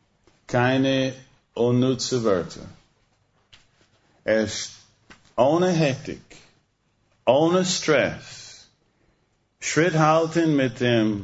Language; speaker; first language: German; non-native, fluent; English